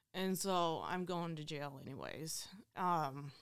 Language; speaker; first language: English; native; English